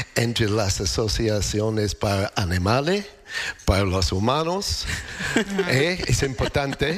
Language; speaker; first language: Spanish; non-native, learner; English